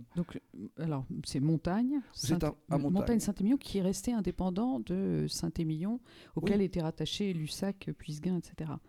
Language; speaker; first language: French; native; French